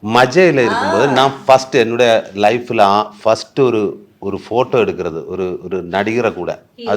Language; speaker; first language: Tamil; non-native, learner; Malayalam